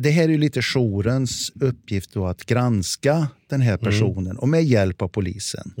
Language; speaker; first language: Swedish; native; Swedish